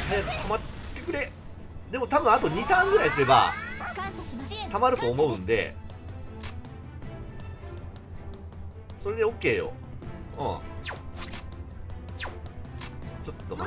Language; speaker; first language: Japanese; native; Japanese